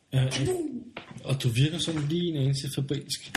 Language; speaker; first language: Danish; native; Danish